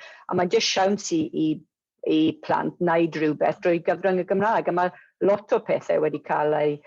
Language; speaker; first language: Welsh; non-native, local second language; English